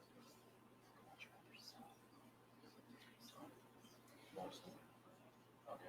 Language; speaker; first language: French; native; French